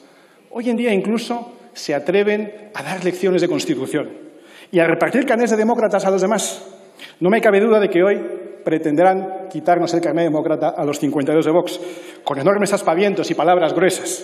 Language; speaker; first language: Spanish; native; Spanish